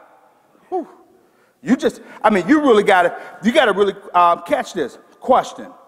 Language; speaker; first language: English; native; English